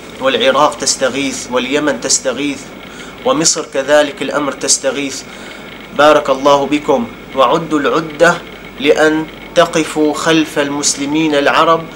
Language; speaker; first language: Arabic; native; Arabic